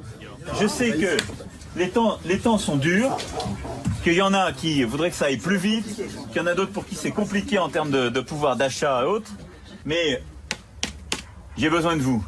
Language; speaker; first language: French; native; French